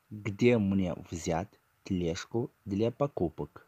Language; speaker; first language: Russian; non-native, learner; Tajik